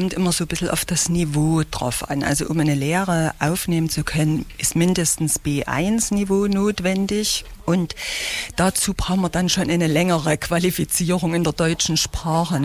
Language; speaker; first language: German; native; German